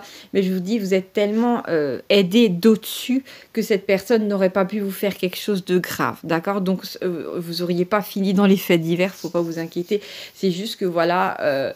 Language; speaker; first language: French; native; French